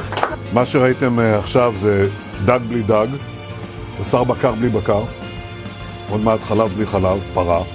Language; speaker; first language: Hebrew; native; Hebrew